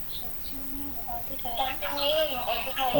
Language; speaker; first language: Korean; non-native, learner; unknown